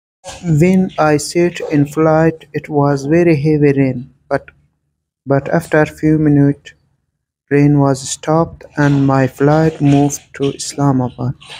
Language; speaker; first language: English; non-native, learner; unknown